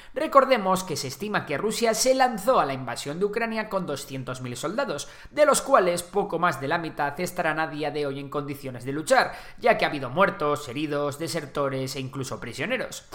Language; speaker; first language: Spanish; native; Spanish